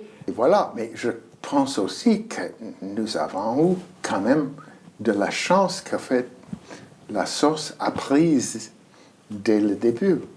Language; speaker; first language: French; non-native, fluent; English